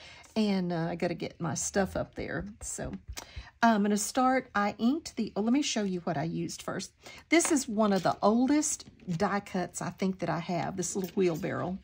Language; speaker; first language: English; native; English